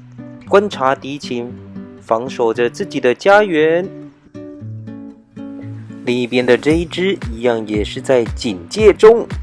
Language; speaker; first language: Chinese; native; Chinese